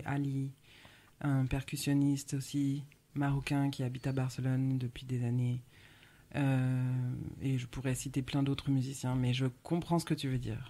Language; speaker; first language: French; native; French